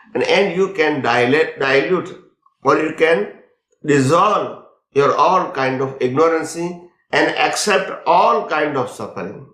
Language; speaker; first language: English; non-native, local second language; Gujarati